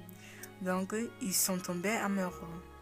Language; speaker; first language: French; non-native, learner; English